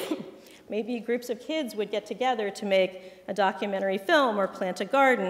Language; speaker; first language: English; native; English